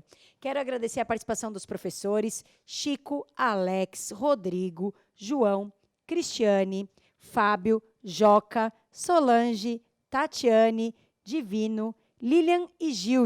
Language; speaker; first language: Portuguese; native; Portuguese